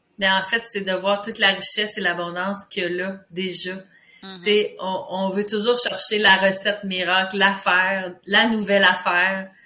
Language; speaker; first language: French; native; French